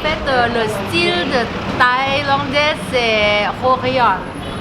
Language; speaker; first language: French; non-native, learner; Thai